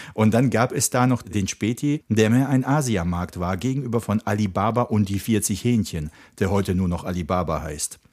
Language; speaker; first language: German; early bilingual, other home language; Czech